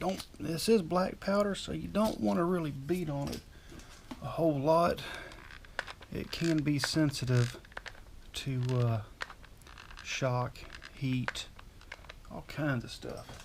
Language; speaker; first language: English; native; English